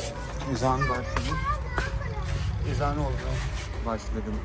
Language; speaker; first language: Turkish; non-native, learner; Urdu